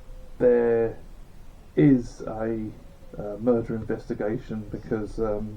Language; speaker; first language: English; native; English